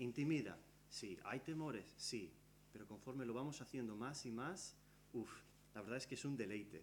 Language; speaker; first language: Spanish; early bilingual, other home language; English